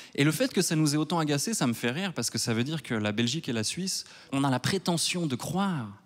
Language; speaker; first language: French; native; French